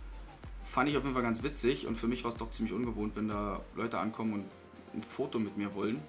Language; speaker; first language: German; native; German